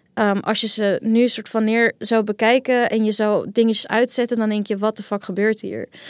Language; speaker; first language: Dutch; early bilingual, other home language; Kurdish